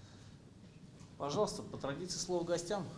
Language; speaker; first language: Russian; native; Russian